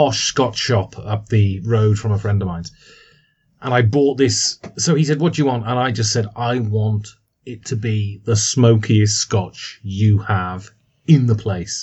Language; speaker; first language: English; native; English